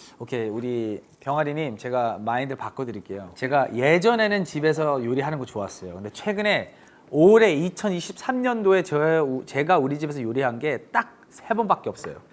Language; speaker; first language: Korean; early bilingual, heritage; English